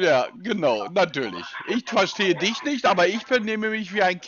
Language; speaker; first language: German; native; German